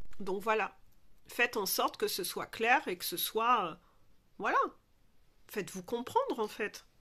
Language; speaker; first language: French; native; French